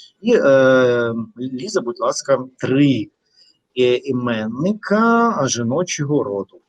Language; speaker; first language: Ukrainian; non-native, fluent; Russian